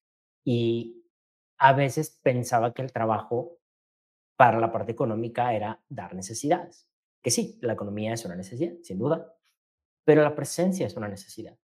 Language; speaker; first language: Spanish; native; Spanish